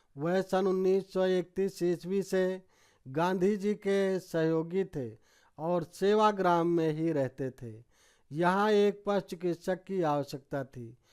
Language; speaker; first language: Hindi; native; Hindi